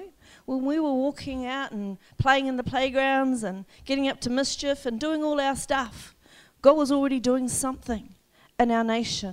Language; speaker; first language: English; native; English